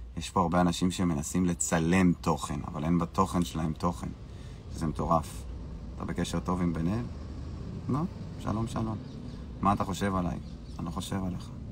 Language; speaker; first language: Hebrew; native; Hebrew